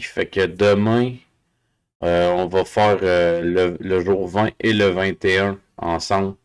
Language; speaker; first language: French; native; French